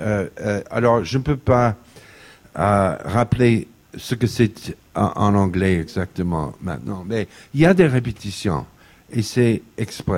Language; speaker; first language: French; non-native, fluent; English